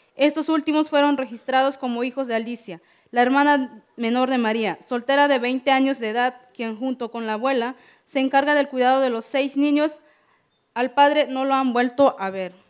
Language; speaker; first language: Spanish; non-native, local second language; Tzeltal